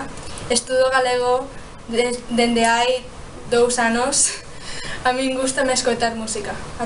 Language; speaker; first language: Galician; non-native, learner; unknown